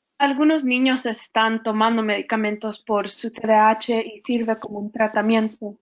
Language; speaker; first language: Spanish; early bilingual, heritage; Spanish